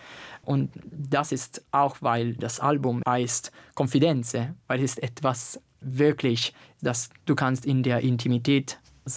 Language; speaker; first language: German; non-native, fluent; Italian